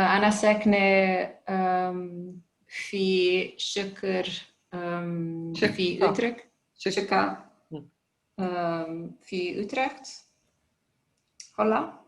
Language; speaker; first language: Arabic; non-native, learner; Dutch